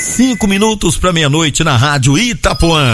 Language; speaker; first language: Portuguese; native; Portuguese